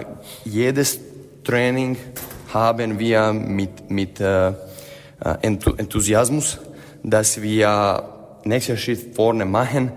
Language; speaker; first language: German; non-native, fluent; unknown